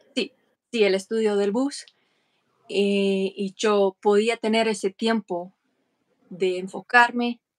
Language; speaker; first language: Spanish; non-native, fluent; English